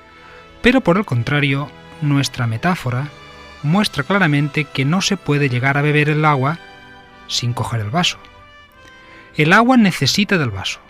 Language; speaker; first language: Spanish; native; Spanish